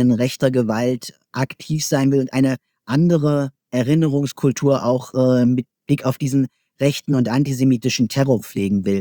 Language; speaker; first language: German; native; German